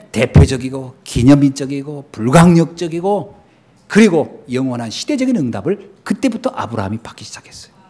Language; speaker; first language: Korean; native; Korean